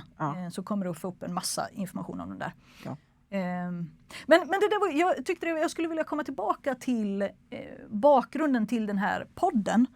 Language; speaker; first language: Swedish; native; Swedish